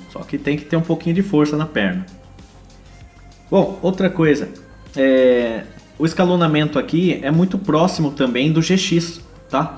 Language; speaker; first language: Portuguese; native; Portuguese